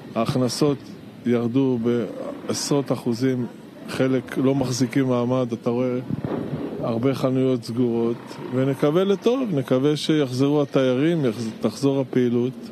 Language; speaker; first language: Hebrew; native; Hebrew